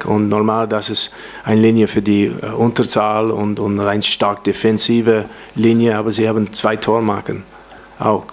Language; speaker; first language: German; non-native, learner; English